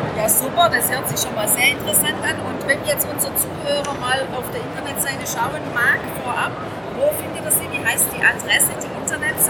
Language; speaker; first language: German; native; German